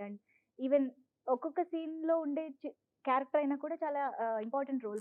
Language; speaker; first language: Telugu; native; Telugu